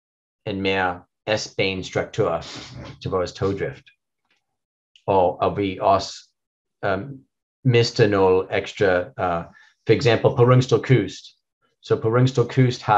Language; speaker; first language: Danish; non-native, learner; English